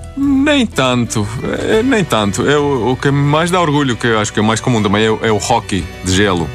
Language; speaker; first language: Portuguese; non-native, fluent; Swedish